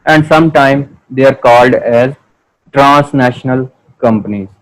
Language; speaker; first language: English; non-native, local second language; Urdu